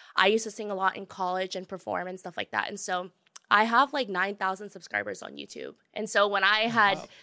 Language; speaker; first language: English; native; English